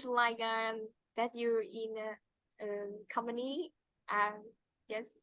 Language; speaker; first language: English; non-native, fluent; Vietnamese